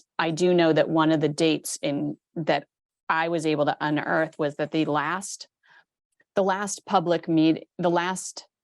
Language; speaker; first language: English; native; English